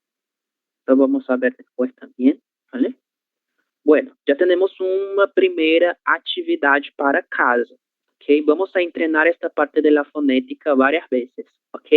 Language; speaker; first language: Spanish; non-native, learner; Portuguese